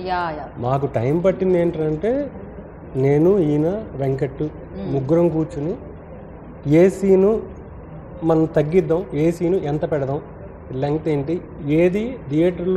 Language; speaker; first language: Telugu; native; Telugu